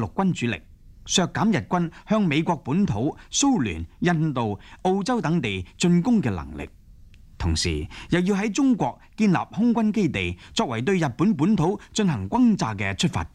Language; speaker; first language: Chinese; non-native, local second language; Cantonese